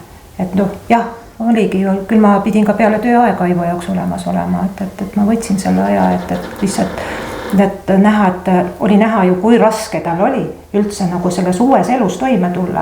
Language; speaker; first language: Estonian; native; Estonian